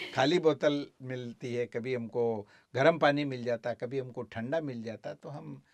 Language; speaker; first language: Hindi; native; Hindi